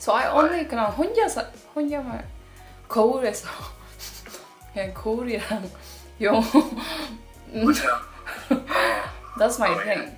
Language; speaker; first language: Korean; non-native, learner; Indonesian